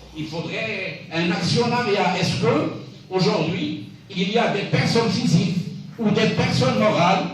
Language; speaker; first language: French; non-native, local second language; Arabic